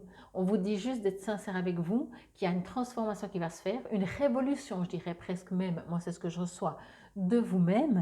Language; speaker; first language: French; native; French